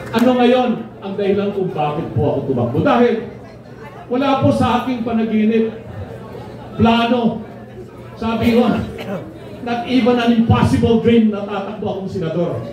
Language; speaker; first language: Filipino; non-native, local second language; Iloko